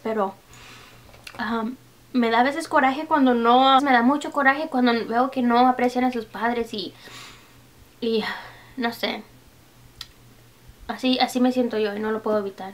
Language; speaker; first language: Spanish; early bilingual, heritage; Spanish